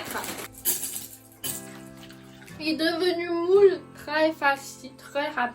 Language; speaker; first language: French; non-native, learner; Chinese